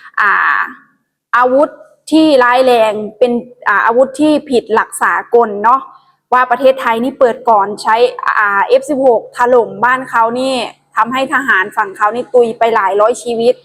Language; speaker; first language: Thai; non-native, local second language; Northeastern Thai